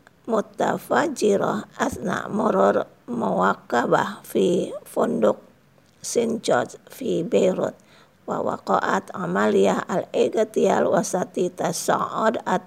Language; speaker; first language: Arabic; non-native, fluent; Indonesian